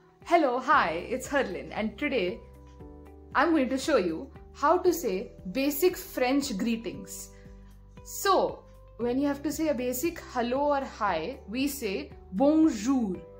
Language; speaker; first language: English; non-native, local second language; Marathi